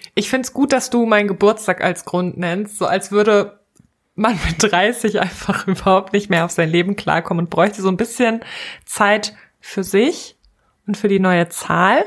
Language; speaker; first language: German; native; German